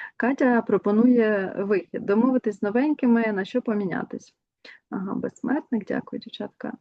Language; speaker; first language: Ukrainian; non-native, local second language; Russian